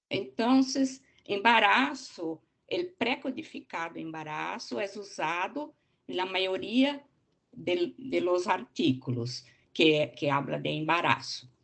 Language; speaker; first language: Spanish; non-native, learner; Portuguese